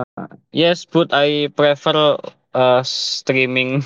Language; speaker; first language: English; non-native, learner; Indonesian